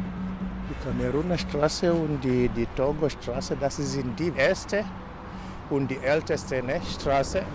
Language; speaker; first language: German; non-native, local second language; Swahili